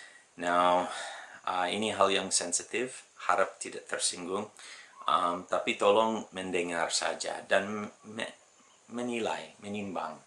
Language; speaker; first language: Indonesian; non-native, fluent; English